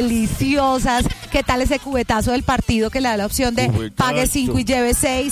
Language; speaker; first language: Spanish; native; Spanish